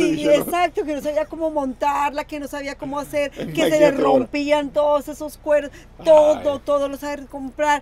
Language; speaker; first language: Spanish; native; Spanish